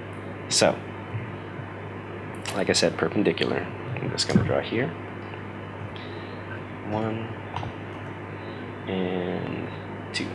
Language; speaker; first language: English; native; English